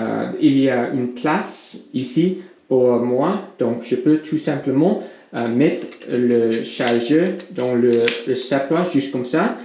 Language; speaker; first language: French; non-native, learner; English